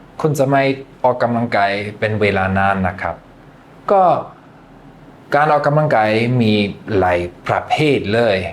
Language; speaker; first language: Thai; non-native, fluent; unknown